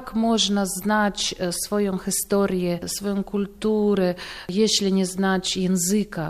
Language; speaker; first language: Polish; non-native, fluent; Russian